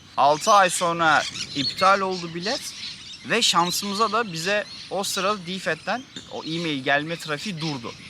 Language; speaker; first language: Turkish; native; Turkish